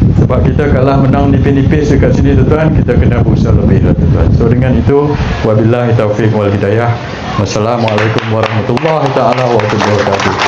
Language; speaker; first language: Malay; native; Malay